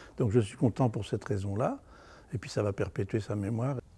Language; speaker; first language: French; native; French